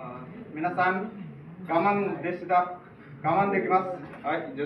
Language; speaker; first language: Japanese; non-native, learner; Nepali